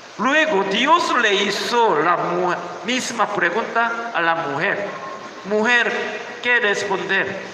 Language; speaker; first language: Spanish; non-native, learner; Korean